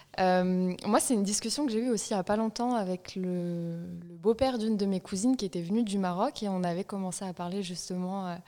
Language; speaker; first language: French; native; French